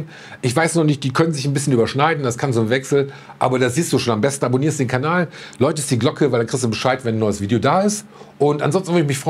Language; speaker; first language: German; native; German